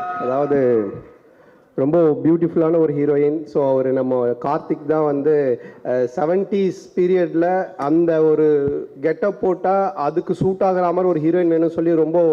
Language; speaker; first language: Tamil; native; Tamil